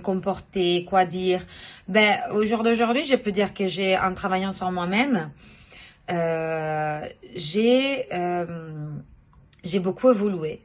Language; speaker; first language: French; non-native, fluent; Italian